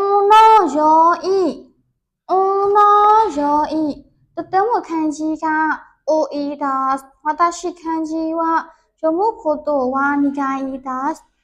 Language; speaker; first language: Japanese; non-native, learner; Burmese